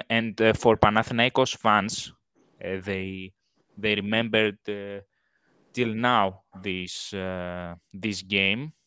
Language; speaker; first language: English; non-native, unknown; Greek